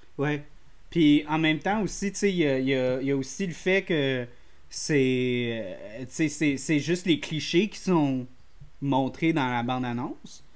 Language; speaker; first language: French; native; French